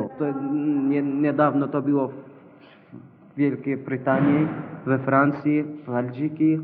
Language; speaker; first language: Polish; non-native, learner; Arabic